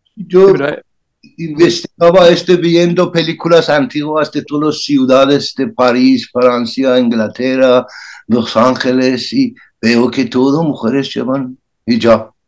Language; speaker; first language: Spanish; non-native, learner; Persian